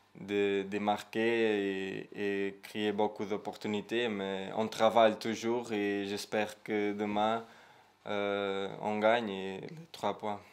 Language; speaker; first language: French; non-native, learner; Portuguese